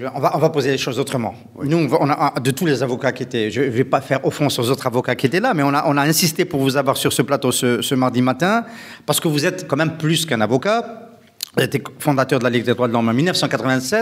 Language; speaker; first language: French; non-native, local second language; Arabic